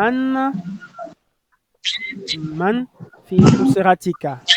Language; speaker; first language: Arabic; non-native, fluent; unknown